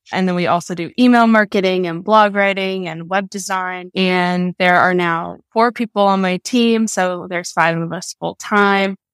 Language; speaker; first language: English; native; English